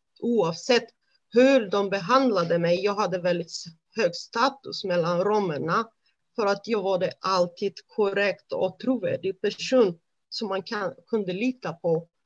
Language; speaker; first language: Swedish; non-native, fluent; Romany